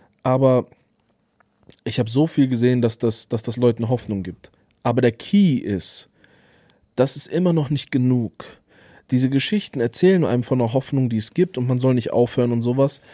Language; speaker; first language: German; native; German